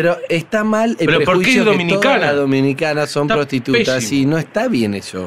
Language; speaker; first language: Spanish; native; Spanish